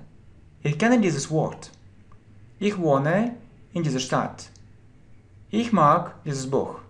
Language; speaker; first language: German; non-native, fluent; Russian